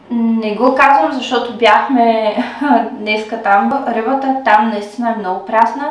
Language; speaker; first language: Bulgarian; native; Bulgarian